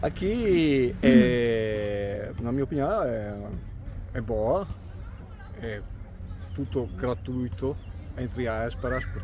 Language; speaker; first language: Portuguese; non-native, fluent; Italian